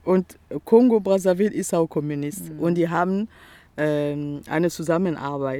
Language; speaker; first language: German; non-native, fluent; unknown